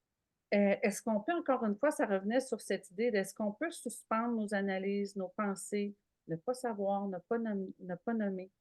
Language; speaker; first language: French; native; French